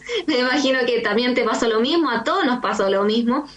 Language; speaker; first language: Spanish; native; Spanish